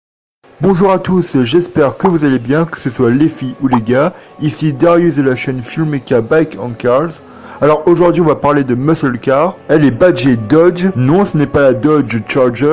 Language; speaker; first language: French; native; French